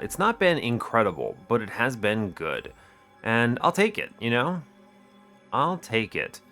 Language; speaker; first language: English; native; English